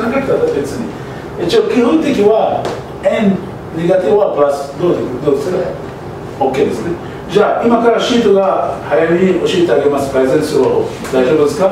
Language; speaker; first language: Japanese; non-native, learner; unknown